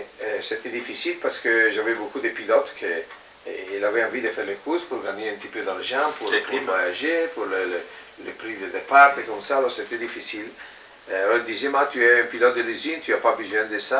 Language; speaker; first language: French; non-native, fluent; Italian